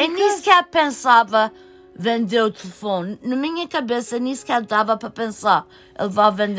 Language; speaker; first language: Portuguese; early bilingual, heritage; Portuguese